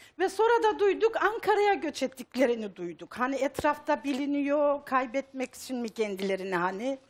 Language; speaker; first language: Turkish; native; Turkish